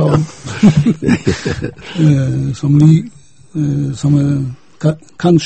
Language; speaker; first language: Danish; non-native, fluent; Polish